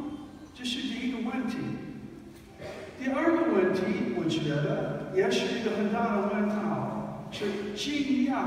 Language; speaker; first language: Chinese; non-native, fluent; English